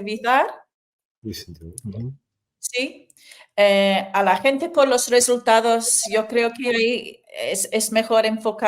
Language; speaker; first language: Spanish; non-native, fluent; English